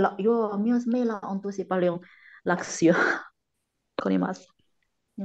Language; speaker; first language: Finnish; non-native, learner; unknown